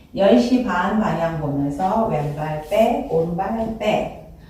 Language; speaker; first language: Korean; native; Korean